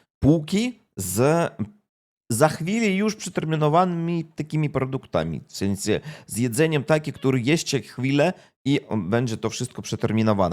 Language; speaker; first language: Polish; non-native, fluent; Russian